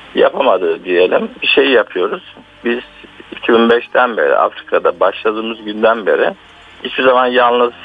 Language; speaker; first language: Turkish; native; Turkish